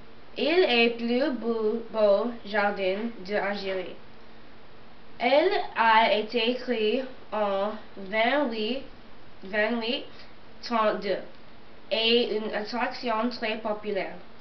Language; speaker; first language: French; non-native, learner; English